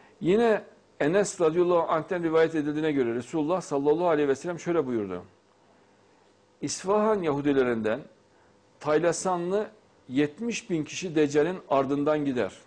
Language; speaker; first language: Turkish; native; Turkish